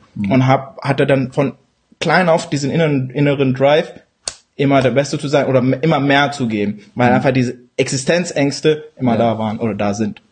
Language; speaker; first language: German; early bilingual, other home language; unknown